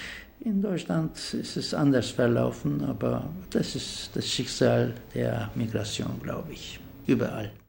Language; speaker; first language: German; non-native, fluent; Turkish